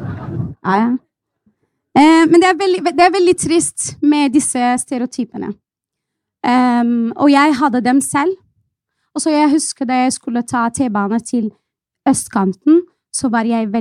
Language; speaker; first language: Norwegian; non-native, fluent; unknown